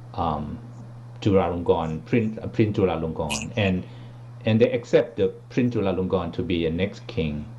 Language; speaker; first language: English; non-native, learner; Thai